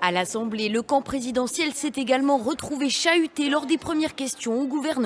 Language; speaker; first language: French; native; French